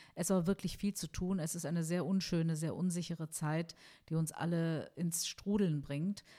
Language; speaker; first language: German; early bilingual, other home language; Turkish